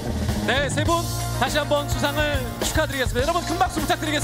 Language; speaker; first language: Korean; native; Korean